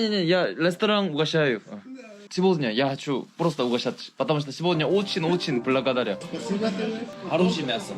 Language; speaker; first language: Russian; non-native, learner; Korean